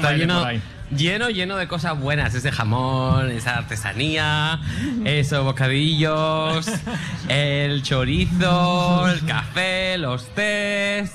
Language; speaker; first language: Spanish; native; Spanish